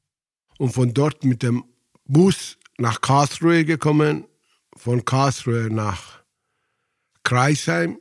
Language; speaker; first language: German; non-native, fluent; Persian